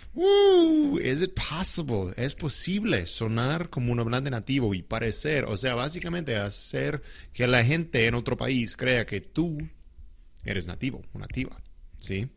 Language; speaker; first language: Spanish; non-native, fluent; English